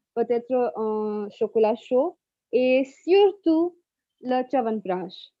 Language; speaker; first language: French; non-native, fluent; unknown